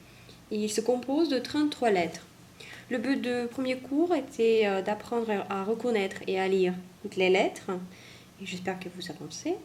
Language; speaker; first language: French; non-native, fluent; Russian